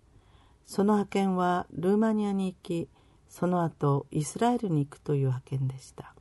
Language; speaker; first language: Japanese; native; Japanese